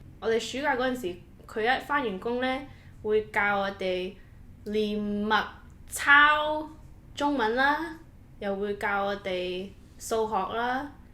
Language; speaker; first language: Cantonese; early bilingual, heritage; Cantonese